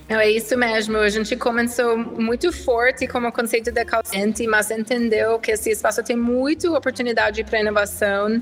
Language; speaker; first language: Portuguese; non-native, fluent; English